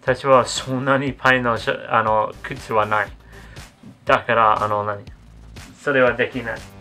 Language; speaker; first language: Japanese; non-native, learner; English